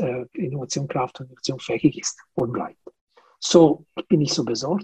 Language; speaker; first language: German; non-native, fluent; Italian